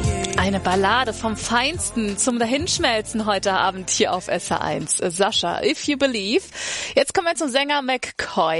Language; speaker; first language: German; native; German